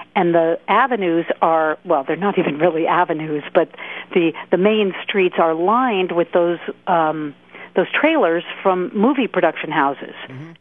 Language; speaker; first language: English; native; English